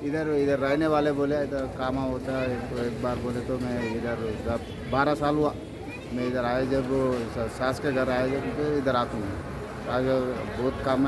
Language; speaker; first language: Hindi; non-native, local second language; Telugu